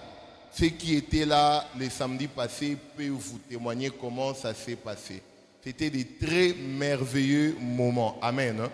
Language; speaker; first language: French; non-native, local second language; Lingala